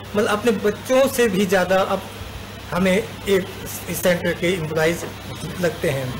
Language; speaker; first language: Hindi; native; Hindi